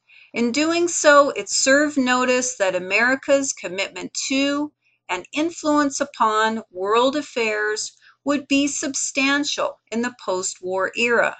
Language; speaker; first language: English; native; English